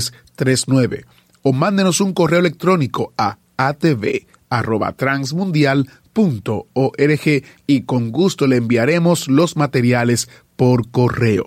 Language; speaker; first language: Spanish; native; Spanish